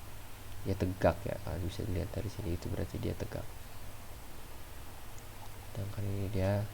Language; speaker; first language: Indonesian; native; Indonesian